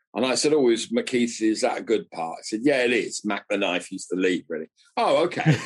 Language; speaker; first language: English; native; English